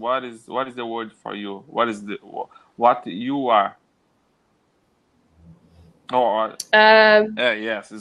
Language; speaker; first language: English; non-native, learner; Portuguese